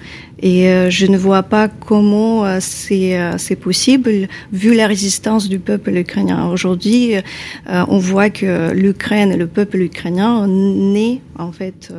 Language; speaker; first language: French; non-native, fluent; Russian